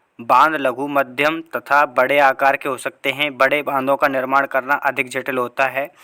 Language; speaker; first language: Hindi; native; Hindi